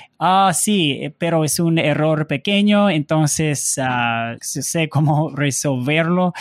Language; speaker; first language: Spanish; non-native, learner; English